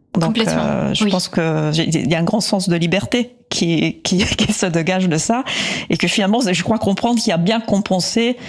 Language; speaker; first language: French; native; French